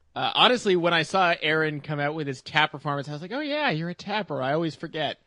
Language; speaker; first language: English; native; English